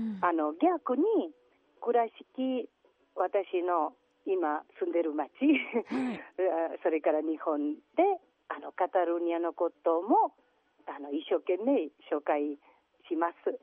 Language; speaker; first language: Japanese; non-native, learner; Catalan